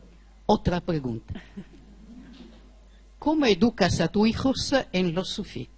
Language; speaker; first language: Spanish; non-native, fluent; Italian